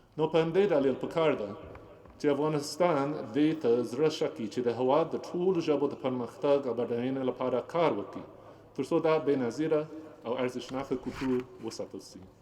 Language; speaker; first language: Pashto; non-native, fluent; English